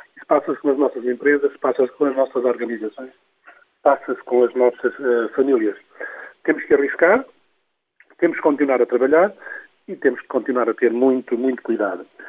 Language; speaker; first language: Portuguese; early bilingual, heritage; Portuguese